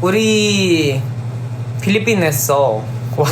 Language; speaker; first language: Korean; non-native, learner; Filipino